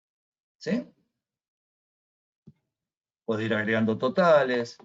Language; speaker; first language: Spanish; native; Spanish